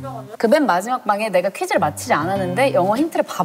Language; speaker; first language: Korean; native; Korean